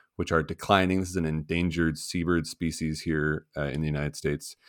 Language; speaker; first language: English; native; English